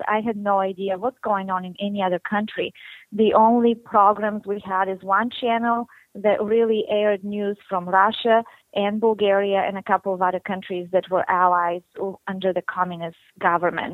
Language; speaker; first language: English; non-native, fluent; Bulgarian